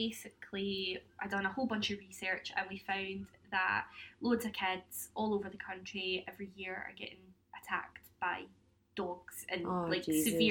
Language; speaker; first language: English; native; English